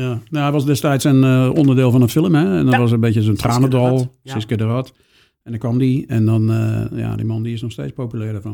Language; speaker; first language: Dutch; native; Dutch